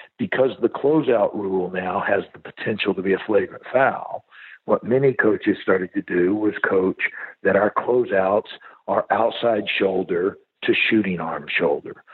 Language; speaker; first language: English; native; English